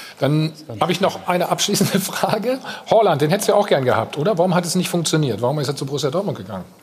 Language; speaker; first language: German; native; German